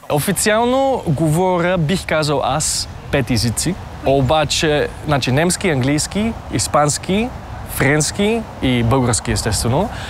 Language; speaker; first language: Bulgarian; early bilingual, heritage; Bulgarian